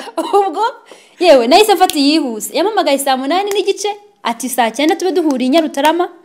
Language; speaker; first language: Kinyarwanda; native; Kinyarwanda